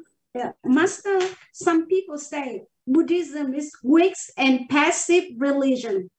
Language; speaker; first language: English; non-native, learner; Vietnamese